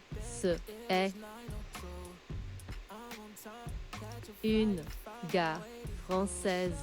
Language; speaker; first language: French; non-native, learner; English